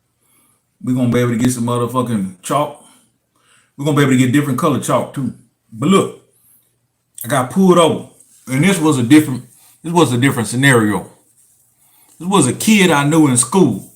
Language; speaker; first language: English; native; English